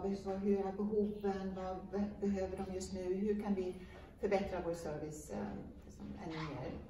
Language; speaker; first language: Swedish; native; Swedish